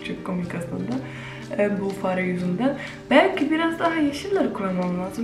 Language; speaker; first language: Turkish; non-native, fluent; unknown